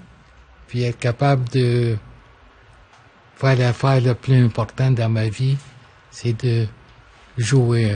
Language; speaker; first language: French; non-native, local second language; English